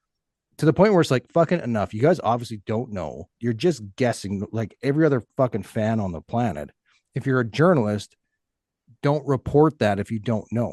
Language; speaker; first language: English; native; English